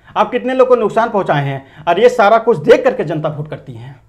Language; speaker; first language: Hindi; native; Hindi